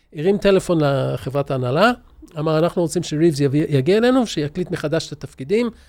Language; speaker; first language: Hebrew; early bilingual, other home language; English